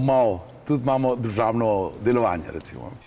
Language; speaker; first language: Slovenian; early bilingual, heritage; Slovenian